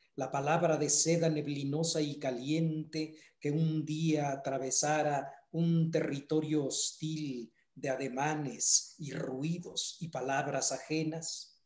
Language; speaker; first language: Spanish; native; Spanish